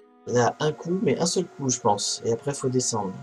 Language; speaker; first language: French; native; French